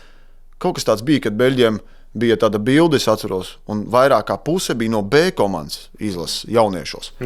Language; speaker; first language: Latvian; native; Latvian